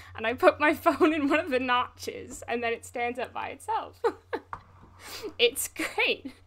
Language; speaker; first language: English; native; English